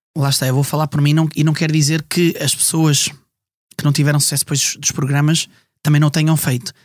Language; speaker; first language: Portuguese; native; Portuguese